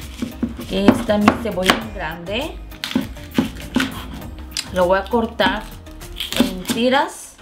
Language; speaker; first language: Spanish; non-native, fluent; Korean